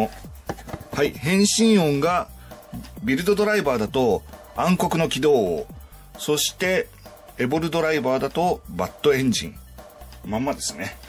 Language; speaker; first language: Japanese; native; Japanese